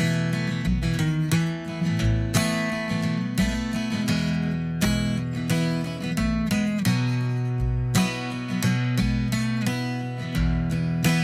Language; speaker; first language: English; native; English